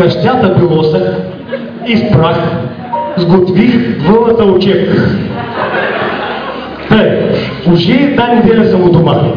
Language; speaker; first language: Bulgarian; early bilingual, heritage; Bulgarian